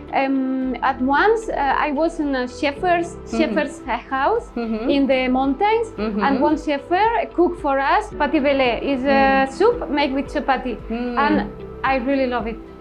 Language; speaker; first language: English; non-native, learner; Spanish